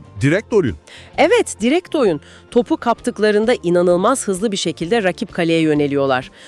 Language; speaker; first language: Turkish; native; Turkish